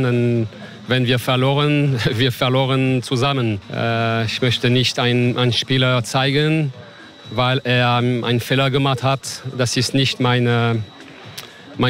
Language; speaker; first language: German; non-native, fluent; French